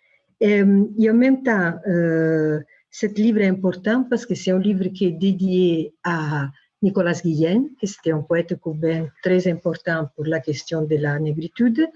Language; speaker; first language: French; non-native, fluent; Italian